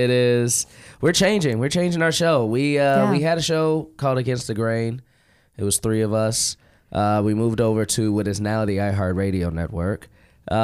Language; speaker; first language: English; native; English